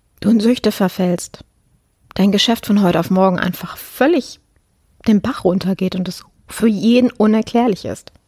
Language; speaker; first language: German; early bilingual, other home language; Polish